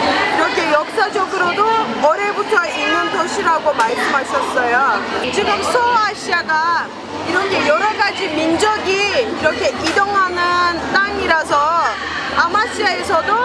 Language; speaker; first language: Korean; non-native, fluent; Turkish